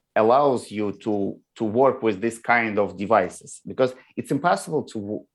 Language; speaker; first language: English; non-native, learner; Russian